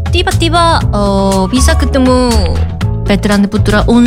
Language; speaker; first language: Indonesian; non-native, learner; Korean